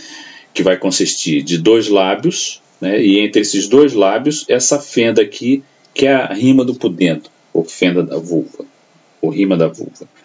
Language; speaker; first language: Portuguese; native; Portuguese